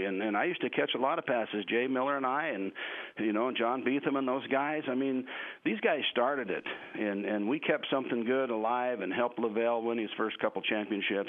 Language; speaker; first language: English; native; English